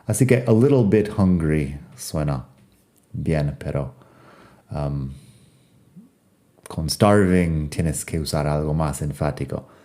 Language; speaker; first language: Spanish; non-native, fluent; English